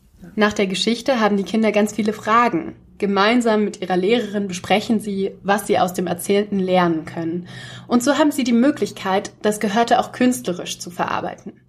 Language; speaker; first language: German; native; German